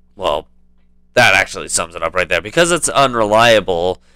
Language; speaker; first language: English; native; English